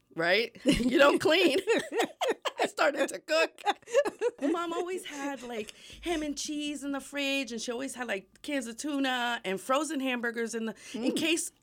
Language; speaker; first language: English; early bilingual, other home language; Spanish